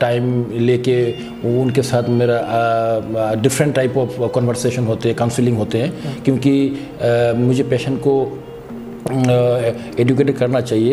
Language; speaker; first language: Hindi; non-native, fluent; Bangla